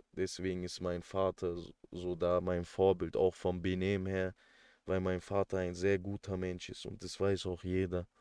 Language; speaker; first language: German; early bilingual, other home language; Turkish